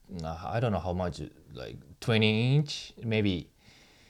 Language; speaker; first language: English; non-native, learner; Japanese